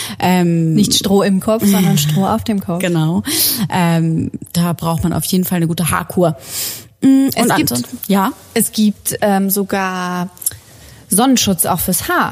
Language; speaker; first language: German; native; German